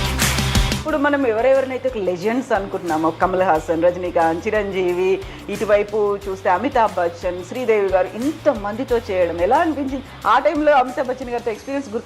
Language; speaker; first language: Telugu; native; Telugu